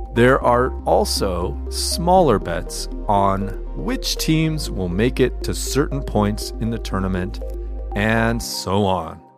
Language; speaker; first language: English; native; English